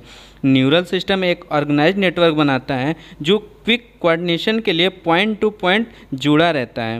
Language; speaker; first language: Hindi; native; Hindi